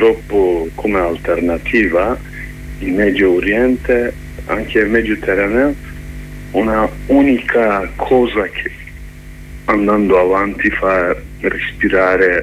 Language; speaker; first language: Italian; non-native, learner; Kurdish